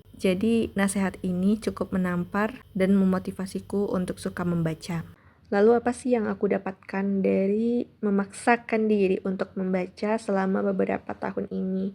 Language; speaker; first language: Indonesian; non-native, local second language; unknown